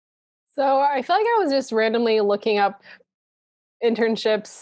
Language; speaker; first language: English; native; English